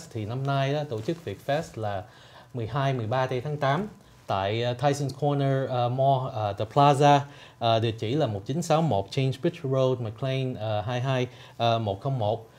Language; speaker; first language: Vietnamese; early bilingual, heritage; Vietnamese